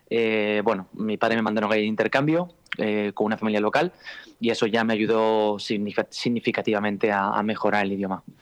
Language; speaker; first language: Spanish; native; Spanish